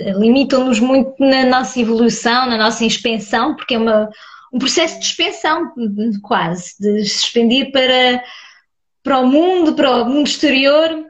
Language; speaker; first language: Portuguese; early bilingual, heritage; Portuguese